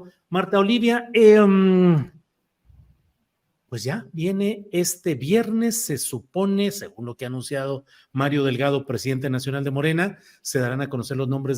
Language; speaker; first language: Spanish; native; Spanish